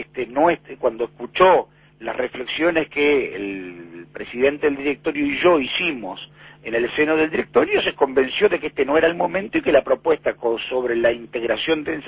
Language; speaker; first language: Spanish; native; Spanish